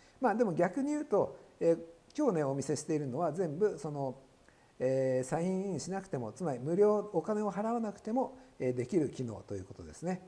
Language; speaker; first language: Japanese; native; Japanese